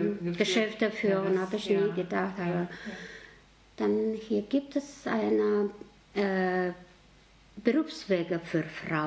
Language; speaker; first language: German; non-native, learner; Mongolian